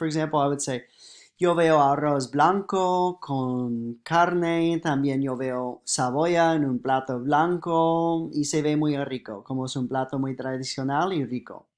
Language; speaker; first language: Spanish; non-native, fluent; English